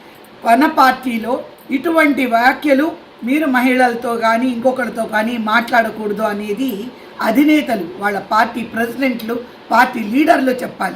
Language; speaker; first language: Telugu; native; Telugu